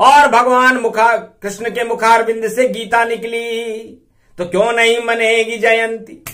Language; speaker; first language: Hindi; native; Hindi